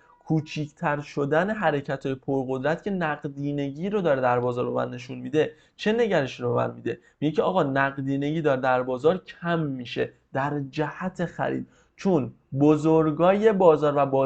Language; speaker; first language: Persian; native; Persian